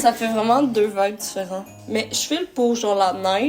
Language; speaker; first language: French; native; French